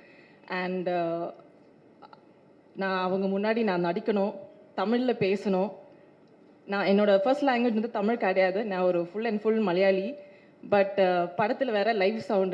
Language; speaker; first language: Tamil; non-native, learner; Malayalam